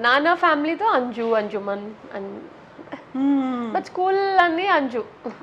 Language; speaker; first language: Telugu; non-native, local second language; Tamil